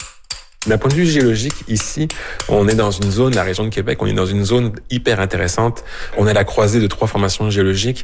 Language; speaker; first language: French; native; French